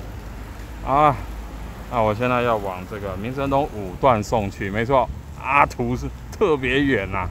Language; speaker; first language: Chinese; native; Chinese